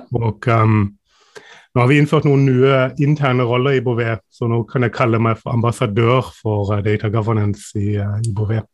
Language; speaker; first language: Norwegian; non-native, fluent; German